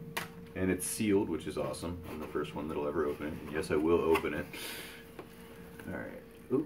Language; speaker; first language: English; native; English